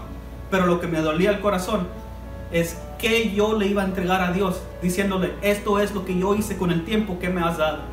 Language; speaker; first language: Spanish; early bilingual, heritage; Spanish